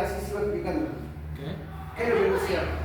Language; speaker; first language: Spanish; native; Spanish